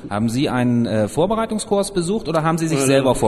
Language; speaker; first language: German; native; German